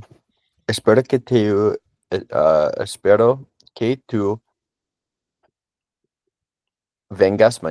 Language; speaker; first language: Spanish; non-native, learner; English